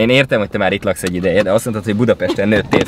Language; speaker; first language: Hungarian; native; Hungarian